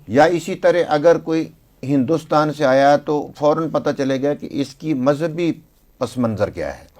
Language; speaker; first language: Urdu; non-native, local second language; Punjabi